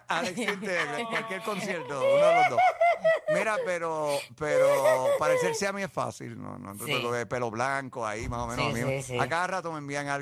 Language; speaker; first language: Spanish; native; Spanish